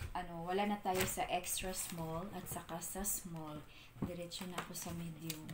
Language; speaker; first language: Filipino; native; Filipino